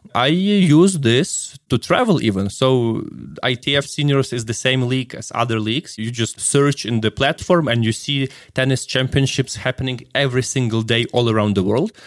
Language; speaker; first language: English; non-native, fluent; Ukrainian